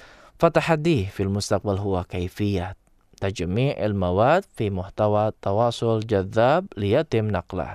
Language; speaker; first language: Arabic; non-native, fluent; Indonesian